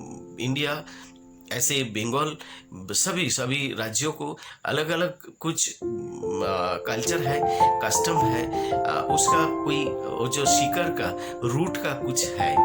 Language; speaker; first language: Hindi; non-native, local second language; Bangla